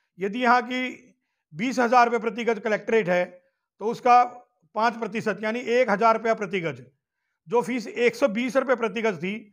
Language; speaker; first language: Hindi; native; Hindi